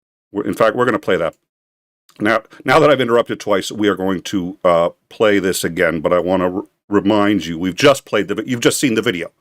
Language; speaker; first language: English; native; English